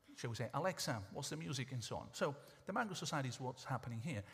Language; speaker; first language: English; non-native, fluent; Italian